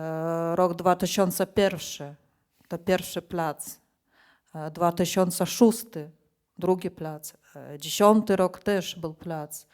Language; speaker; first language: Polish; non-native, fluent; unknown